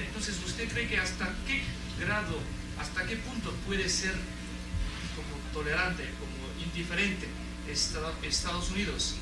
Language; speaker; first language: Spanish; non-native, fluent; Chinese